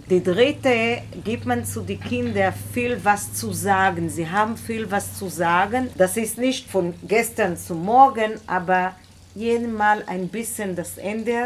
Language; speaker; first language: German; non-native, learner; Hebrew